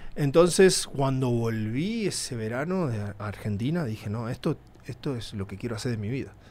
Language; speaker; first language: Spanish; native; Spanish